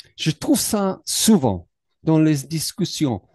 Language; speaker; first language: French; non-native, learner; English